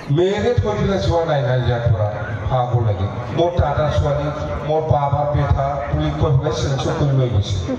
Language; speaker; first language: Assamese; non-native, local second language; Bodo